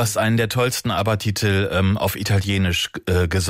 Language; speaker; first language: German; native; German